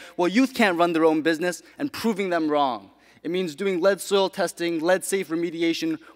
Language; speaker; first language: English; native; English